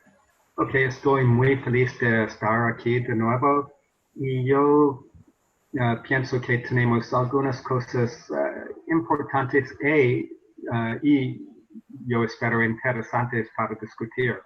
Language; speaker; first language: Spanish; non-native, learner; English